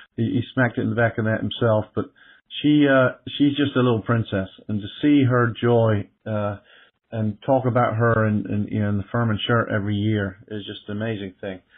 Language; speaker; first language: English; native; English